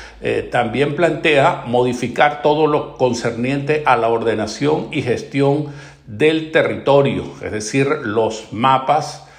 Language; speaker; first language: Spanish; native; Spanish